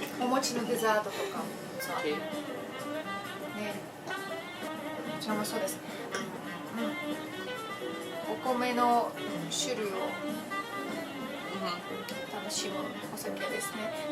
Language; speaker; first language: Japanese; non-native, fluent; Russian